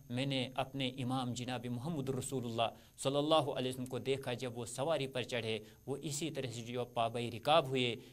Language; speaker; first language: Urdu; non-native, local second language; Kashmiri